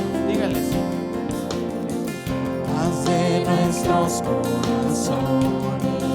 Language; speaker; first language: Spanish; native; Spanish